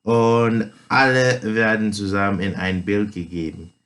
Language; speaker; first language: German; non-native, fluent; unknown